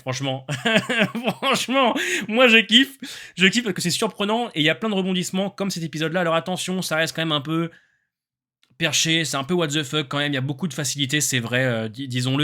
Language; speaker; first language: French; native; French